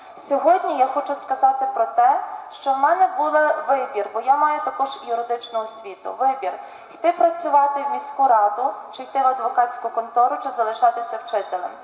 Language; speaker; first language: Ukrainian; native; Ukrainian